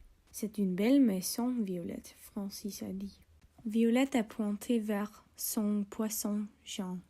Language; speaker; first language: French; non-native, learner; English